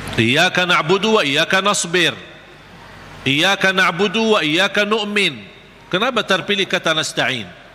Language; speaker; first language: Malay; non-native, fluent; Arabic